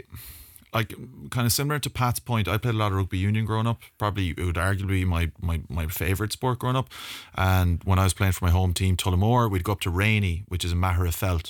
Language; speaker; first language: English; native; English